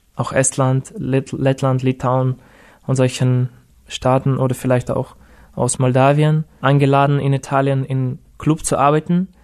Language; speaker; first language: German; non-native, fluent; Russian